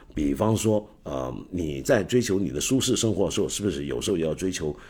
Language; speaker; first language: Chinese; non-native, fluent; Cantonese